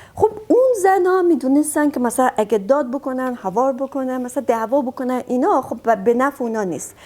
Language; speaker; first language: Persian; early bilingual, heritage; Persian